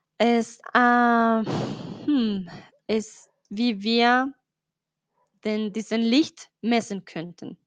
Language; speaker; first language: German; non-native, learner; Spanish